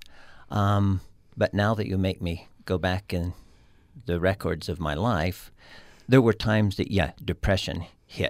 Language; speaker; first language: English; native; English